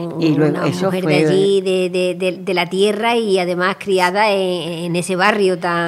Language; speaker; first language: Spanish; native; Spanish